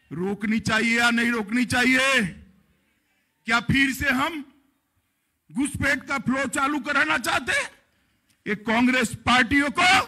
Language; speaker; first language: Hindi; non-native, local second language; Gujarati